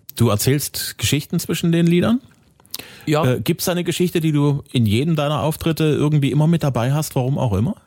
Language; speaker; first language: German; native; German